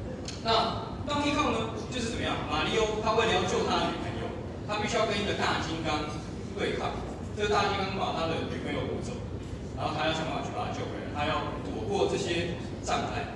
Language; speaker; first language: Chinese; native; Chinese